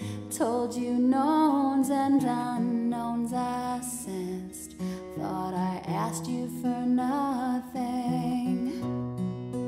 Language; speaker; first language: English; native; English